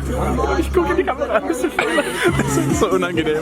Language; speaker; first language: German; native; German